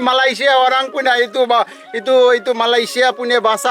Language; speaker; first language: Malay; non-native, learner; Bangla